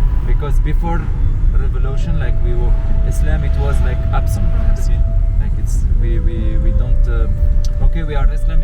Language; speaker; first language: English; non-native, learner; Arabic